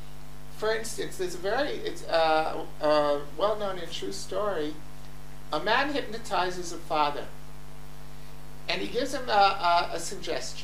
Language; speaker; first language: English; native; English